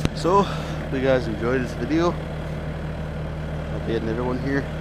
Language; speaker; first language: English; native; English